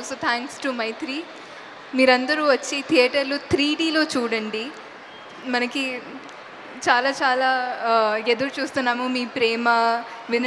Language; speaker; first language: Telugu; non-native, fluent; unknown